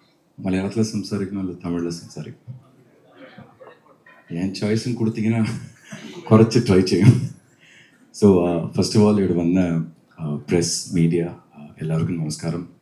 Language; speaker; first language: Malayalam; non-native, learner; Tamil